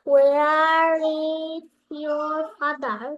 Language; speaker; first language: English; non-native, learner; Bangla